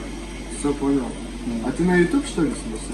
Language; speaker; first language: Russian; native; Russian